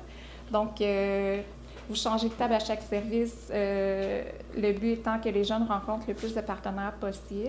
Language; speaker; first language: French; native; French